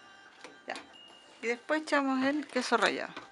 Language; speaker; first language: Spanish; native; Spanish